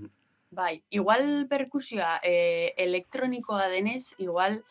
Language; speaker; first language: Basque; non-native, local second language; Spanish